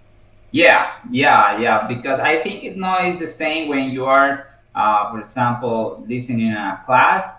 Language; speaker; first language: English; non-native, learner; Spanish